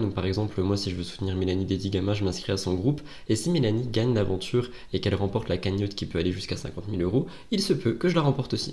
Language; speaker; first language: French; native; French